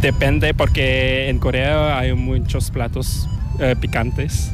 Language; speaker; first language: Spanish; non-native, fluent; Korean